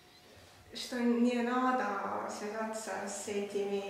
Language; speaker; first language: Russian; non-native, local second language; Estonian